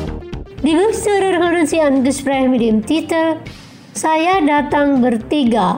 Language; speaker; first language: German; non-native, fluent; Indonesian